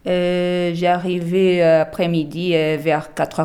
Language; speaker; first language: French; non-native, learner; Portuguese